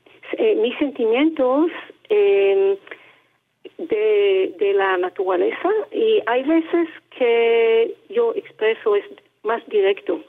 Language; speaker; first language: Spanish; non-native, learner; Hebrew